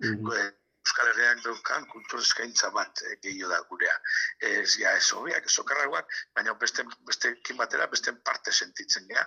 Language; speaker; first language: Basque; native; Basque